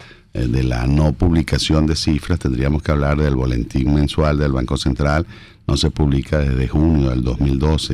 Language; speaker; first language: Spanish; native; Spanish